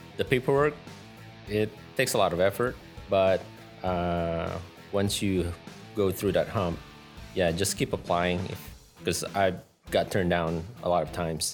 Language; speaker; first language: English; non-native, local second language; Filipino